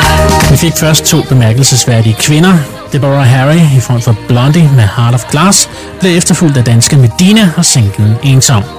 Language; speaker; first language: Danish; native; Danish